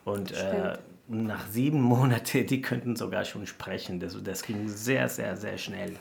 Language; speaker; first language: German; non-native, fluent; Spanish